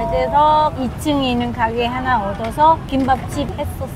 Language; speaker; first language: Korean; non-native, fluent; Vietnamese